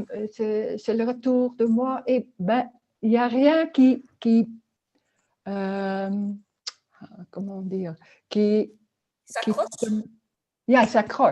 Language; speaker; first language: French; non-native, learner; Dutch